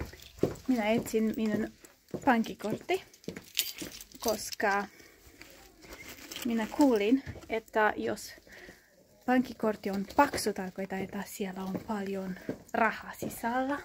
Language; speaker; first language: Finnish; non-native, learner; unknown